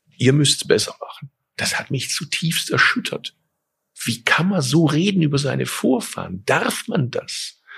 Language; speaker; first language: German; early bilingual, other home language; Turkish